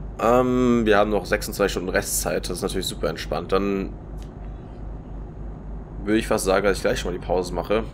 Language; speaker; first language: German; native; German